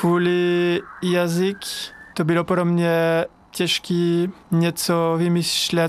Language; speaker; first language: Czech; non-native, fluent; French